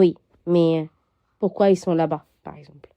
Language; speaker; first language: French; non-native, fluent; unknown